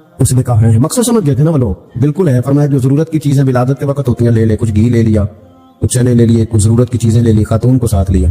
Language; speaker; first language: Urdu; non-native, local second language; Punjabi